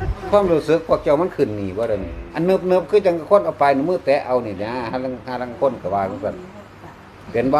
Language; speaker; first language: Thai; non-native, local second language; Northeastern Thai